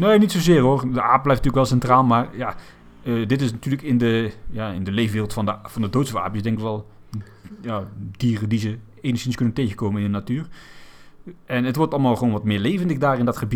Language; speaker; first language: Dutch; native; Dutch